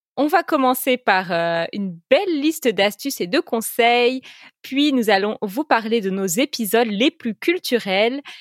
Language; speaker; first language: French; native; French